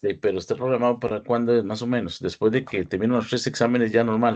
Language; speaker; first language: Spanish; native; Spanish